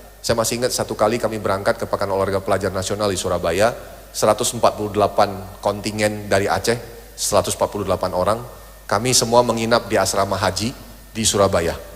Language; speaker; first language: Indonesian; native; Indonesian